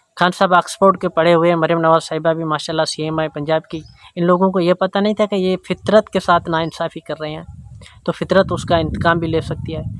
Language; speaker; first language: Urdu; non-native, local second language; Sindhi